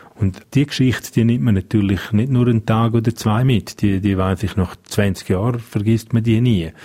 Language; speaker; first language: German; non-native, local second language; Romansh